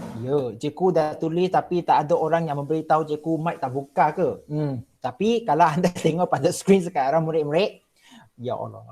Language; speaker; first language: Malay; non-native, local second language; Chinese